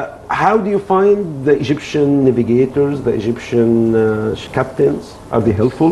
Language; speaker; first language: English; non-native, fluent; Arabic